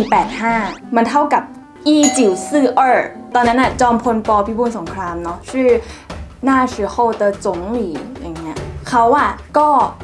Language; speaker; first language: Thai; native; Thai